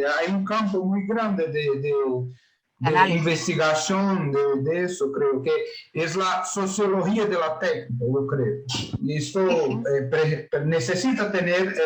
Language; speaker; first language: Spanish; non-native, learner; Portuguese